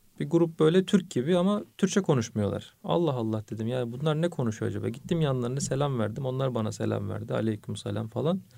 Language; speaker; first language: Turkish; native; Turkish